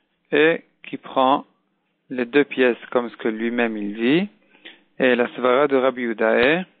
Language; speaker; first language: French; native; French